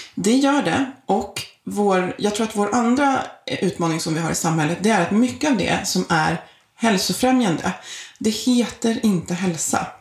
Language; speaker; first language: Swedish; native; Swedish